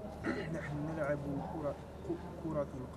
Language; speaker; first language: Arabic; non-native, learner; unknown